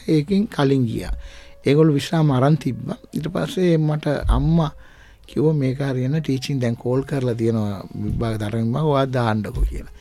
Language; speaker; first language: Sinhala; non-native, local second language; Tamil